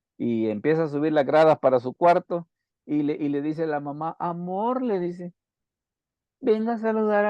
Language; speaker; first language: Spanish; native; Spanish